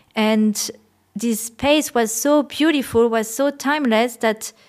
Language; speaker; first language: English; non-native, fluent; French